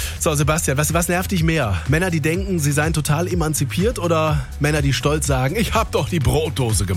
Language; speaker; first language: German; native; German